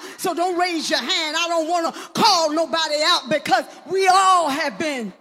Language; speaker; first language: English; native; English